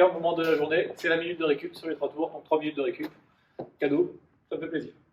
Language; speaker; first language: French; native; French